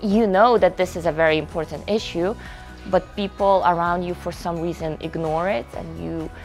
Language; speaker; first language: English; non-native, fluent; Russian